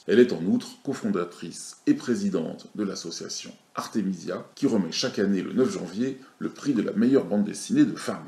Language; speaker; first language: French; native; French